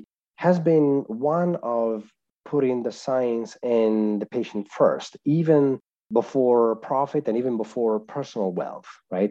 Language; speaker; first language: English; non-native, fluent; Italian